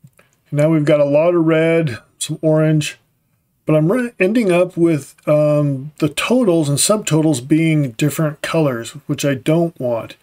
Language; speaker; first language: English; native; English